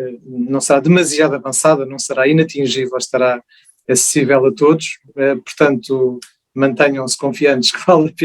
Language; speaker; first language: Portuguese; native; Portuguese